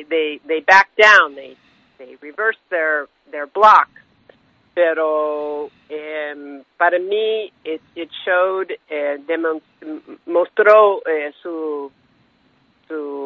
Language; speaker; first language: Spanish; non-native, fluent; English